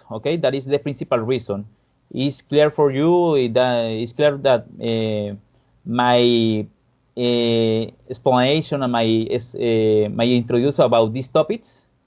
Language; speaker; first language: English; non-native, fluent; Spanish